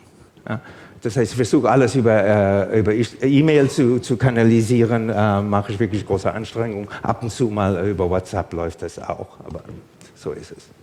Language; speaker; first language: German; non-native, fluent; English